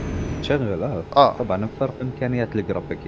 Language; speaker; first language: Arabic; native; Arabic